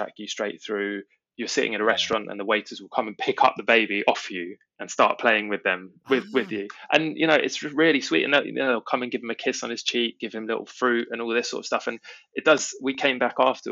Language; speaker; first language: English; native; English